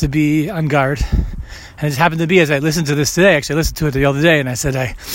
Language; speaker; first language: English; native; English